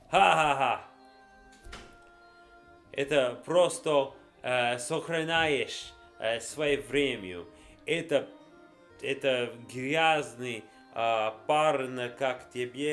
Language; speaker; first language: Russian; non-native, learner; English